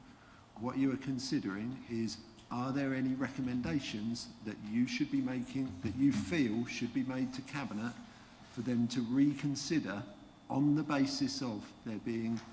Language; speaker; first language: English; native; English